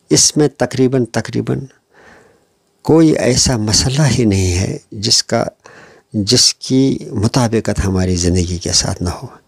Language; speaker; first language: Hindi; non-native, local second language; Kashmiri